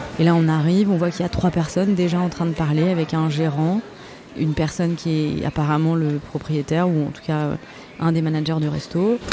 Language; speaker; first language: French; native; French